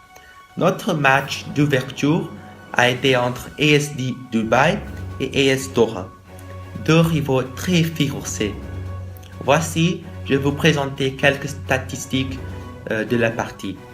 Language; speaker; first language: French; non-native, learner; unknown